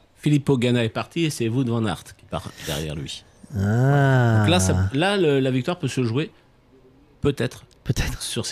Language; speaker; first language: French; native; French